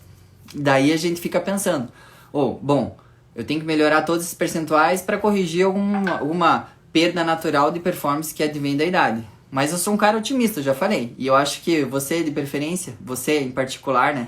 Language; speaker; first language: Portuguese; native; Portuguese